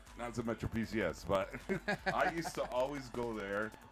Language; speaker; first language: English; early bilingual, other home language; Spanish